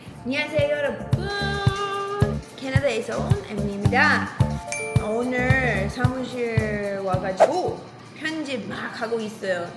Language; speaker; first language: Korean; non-native, learner; English